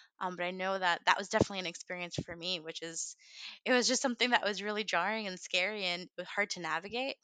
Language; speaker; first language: English; early bilingual, other home language; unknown